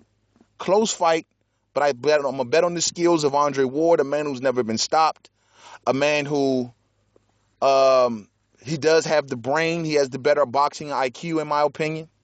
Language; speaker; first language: English; native; English